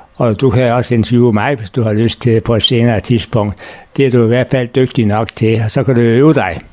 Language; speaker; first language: Danish; native; Danish